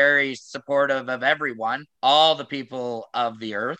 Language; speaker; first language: English; native; English